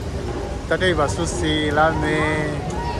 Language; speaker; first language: Japanese; non-native, learner; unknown